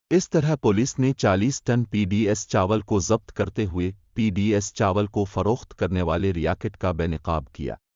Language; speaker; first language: Urdu; native; Urdu